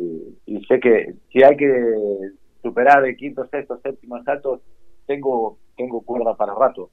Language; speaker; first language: Spanish; native; Spanish